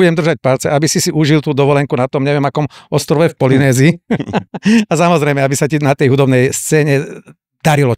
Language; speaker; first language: Slovak; native; Slovak